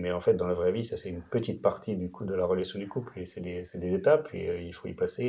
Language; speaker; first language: French; native; French